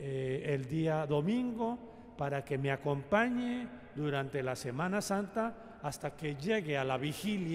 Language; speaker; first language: Spanish; native; Spanish